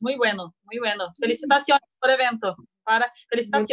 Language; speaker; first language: Spanish; non-native, learner; Portuguese